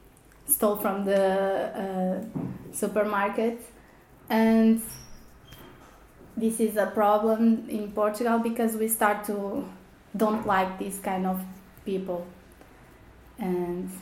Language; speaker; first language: English; non-native, fluent; Portuguese